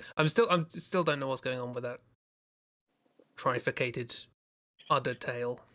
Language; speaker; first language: English; native; English